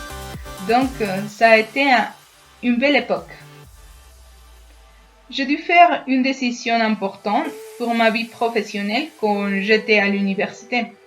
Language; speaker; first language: French; non-native, fluent; Spanish